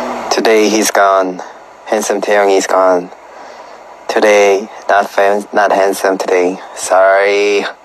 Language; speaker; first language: English; non-native, learner; Korean